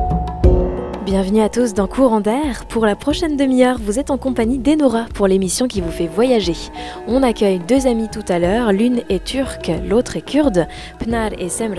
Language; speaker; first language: French; native; French